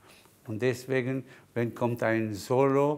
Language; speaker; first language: German; non-native, fluent; Spanish